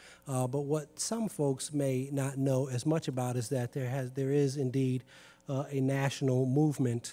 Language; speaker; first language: English; native; English